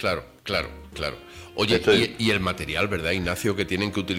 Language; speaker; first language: Spanish; native; Spanish